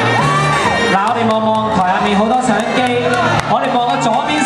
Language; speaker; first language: Cantonese; native; Cantonese